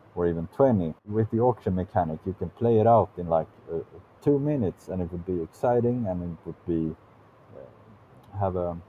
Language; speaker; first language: English; non-native, fluent; Swedish